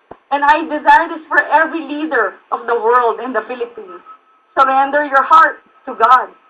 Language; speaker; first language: English; non-native, local second language; Filipino